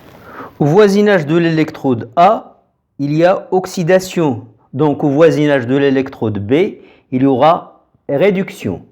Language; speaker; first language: French; non-native, local second language; Arabic